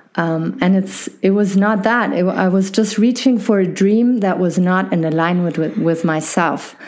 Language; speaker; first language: English; non-native, fluent; German